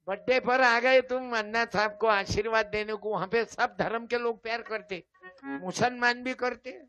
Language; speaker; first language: Hindi; non-native, local second language; Marathi